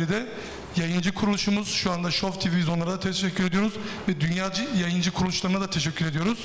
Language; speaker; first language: Turkish; native; Turkish